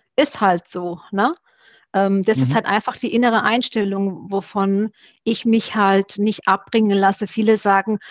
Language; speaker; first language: German; early bilingual, other home language; Romanian